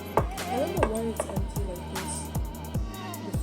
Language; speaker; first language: English; non-native, fluent; French